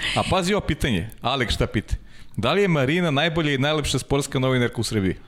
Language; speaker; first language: Serbian; native; Serbian